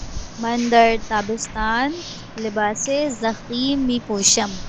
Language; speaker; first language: Persian; non-native, learner; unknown